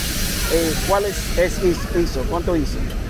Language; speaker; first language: Portuguese; non-native, learner; English